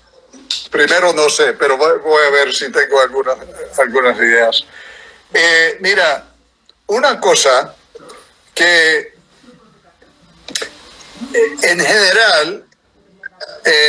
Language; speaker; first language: Spanish; non-native, fluent; English